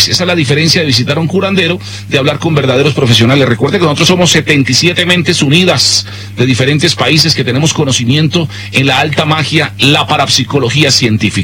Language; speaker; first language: Spanish; native; Spanish